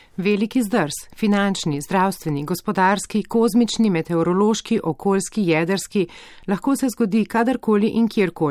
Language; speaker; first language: Slovenian; native; Slovenian